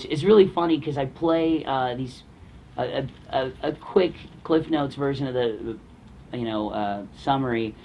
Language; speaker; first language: English; native; English